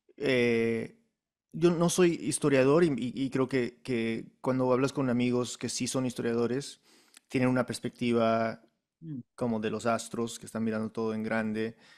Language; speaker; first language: Spanish; early bilingual, heritage; Spanish